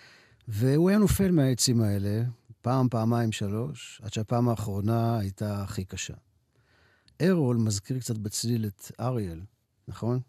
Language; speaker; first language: Hebrew; native; Hebrew